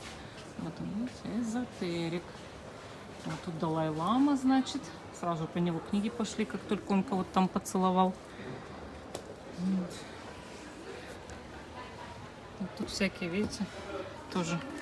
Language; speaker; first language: Russian; native; Russian